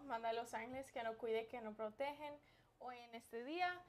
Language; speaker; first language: Spanish; early bilingual, other home language; English